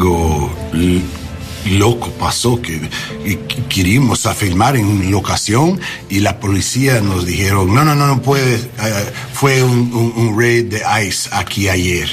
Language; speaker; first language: Spanish; non-native, learner; English